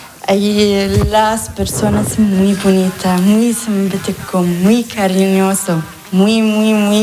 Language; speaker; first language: Spanish; non-native, learner; Arabic